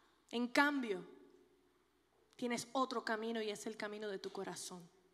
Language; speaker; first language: Spanish; early bilingual, other home language; English